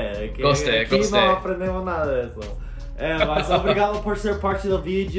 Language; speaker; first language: Portuguese; non-native, fluent; English